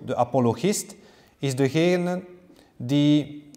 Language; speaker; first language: Dutch; non-native, learner; French